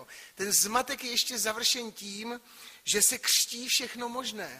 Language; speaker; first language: Czech; native; Czech